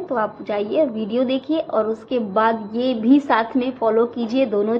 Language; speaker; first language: Hindi; native; Hindi